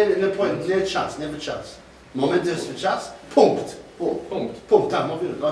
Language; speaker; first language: Polish; non-native, learner; English